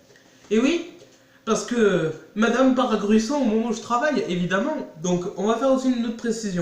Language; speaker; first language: French; native; French